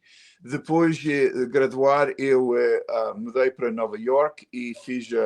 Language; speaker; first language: Portuguese; early bilingual, heritage; Portuguese